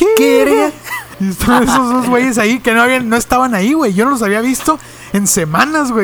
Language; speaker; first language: Spanish; native; Spanish